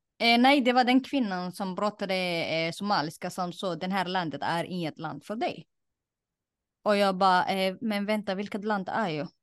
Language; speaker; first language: Swedish; non-native, fluent; Somali